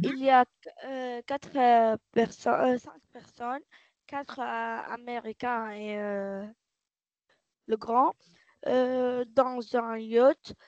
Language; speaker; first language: French; non-native, learner; Arabic